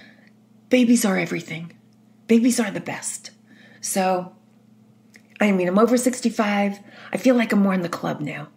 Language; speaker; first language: English; native; English